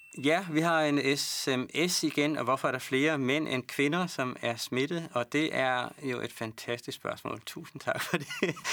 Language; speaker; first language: Danish; native; Danish